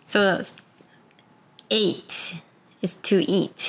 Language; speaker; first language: English; non-native, fluent; Japanese